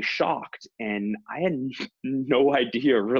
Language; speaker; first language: English; native; English